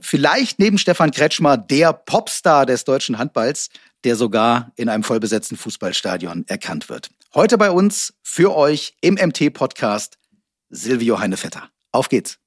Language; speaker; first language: German; native; German